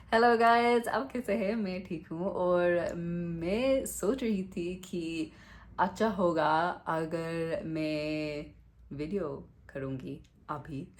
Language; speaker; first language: Hindi; non-native, learner; English